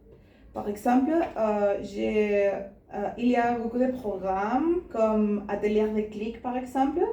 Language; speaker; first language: French; non-native, learner; Spanish